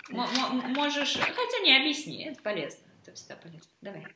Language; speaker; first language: Russian; native; Russian